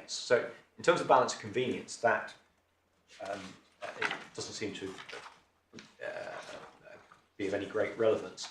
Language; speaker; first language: English; native; English